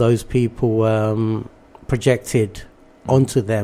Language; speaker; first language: English; early bilingual, other home language; Bangla